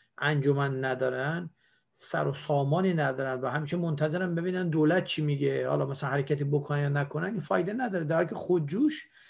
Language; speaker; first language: Persian; native; Persian